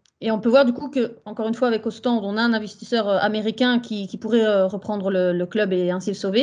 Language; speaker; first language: French; native; French